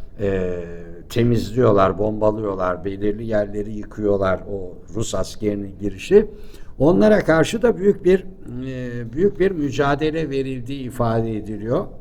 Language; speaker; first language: Turkish; native; Turkish